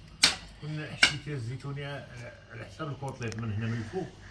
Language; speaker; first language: Arabic; native; Arabic